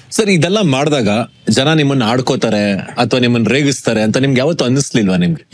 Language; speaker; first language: Kannada; native; Kannada